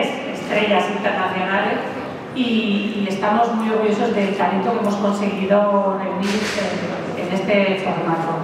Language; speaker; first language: Spanish; native; Spanish